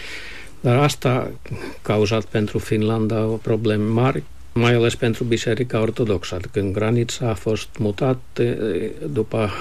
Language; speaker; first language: Romanian; non-native, fluent; Finnish